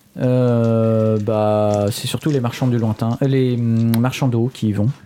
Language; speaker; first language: French; native; French